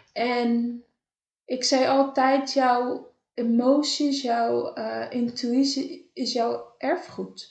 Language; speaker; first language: Dutch; non-native, fluent; Kabuverdianu